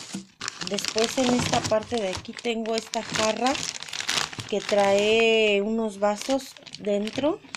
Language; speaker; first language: Spanish; native; Spanish